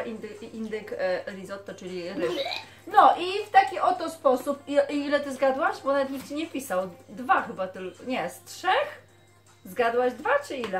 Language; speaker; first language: Polish; native; Polish